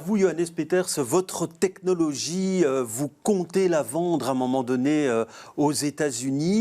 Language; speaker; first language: French; native; French